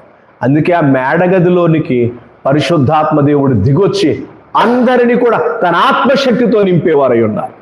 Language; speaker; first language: Telugu; native; Telugu